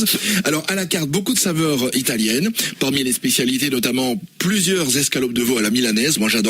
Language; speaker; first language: French; native; French